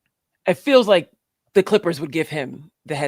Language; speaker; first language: English; native; English